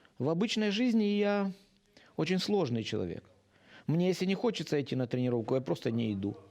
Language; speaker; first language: Russian; native; Russian